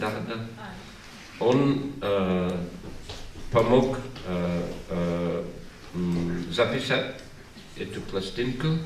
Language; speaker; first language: Russian; non-native, fluent; English